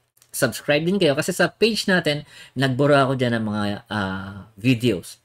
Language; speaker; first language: Filipino; native; Filipino